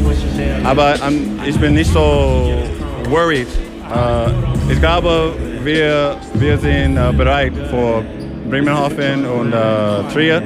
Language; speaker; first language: German; non-native, learner; English